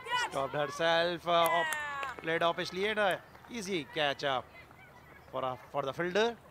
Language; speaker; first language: English; non-native, local second language; Urdu